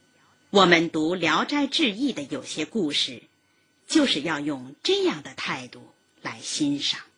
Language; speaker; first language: Chinese; native; Chinese